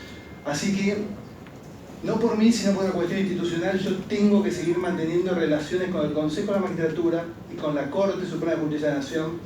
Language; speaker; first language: Spanish; native; Spanish